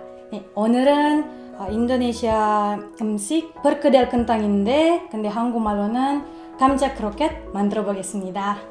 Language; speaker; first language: Korean; non-native, learner; Indonesian